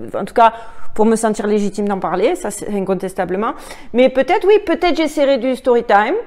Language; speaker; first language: French; native; French